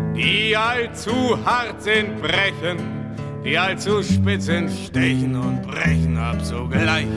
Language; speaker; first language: German; native; German